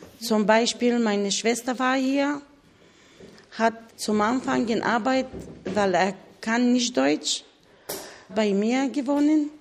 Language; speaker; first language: German; non-native, learner; Bulgarian